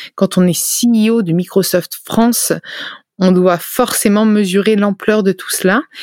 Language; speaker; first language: French; native; French